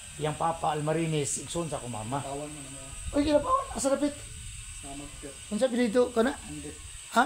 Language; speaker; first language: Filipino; non-native, local second language; Hiligaynon